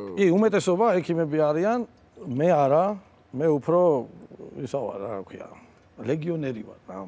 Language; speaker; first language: Georgian; native; Georgian